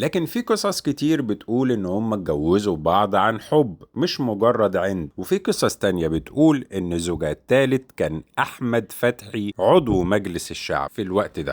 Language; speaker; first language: Arabic; native; Arabic